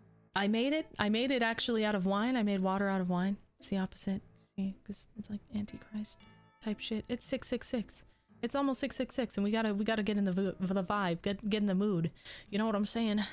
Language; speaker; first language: English; native; English